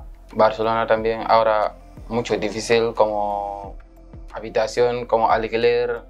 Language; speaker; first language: Spanish; non-native, learner; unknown